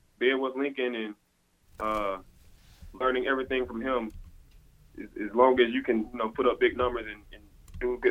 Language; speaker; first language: English; native; English